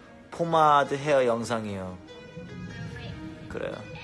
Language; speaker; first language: Korean; early bilingual, heritage; Korean